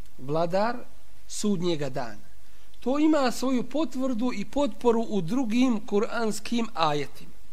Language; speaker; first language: Bosnian; native; Bosnian